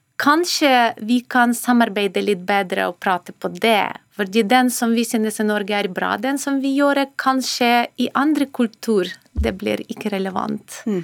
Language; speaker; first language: Norwegian; non-native, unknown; Ukrainian